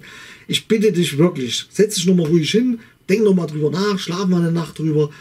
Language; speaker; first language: German; native; German